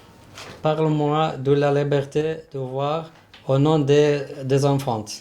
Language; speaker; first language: French; non-native, learner; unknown